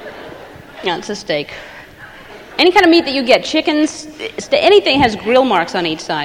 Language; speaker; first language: English; native; English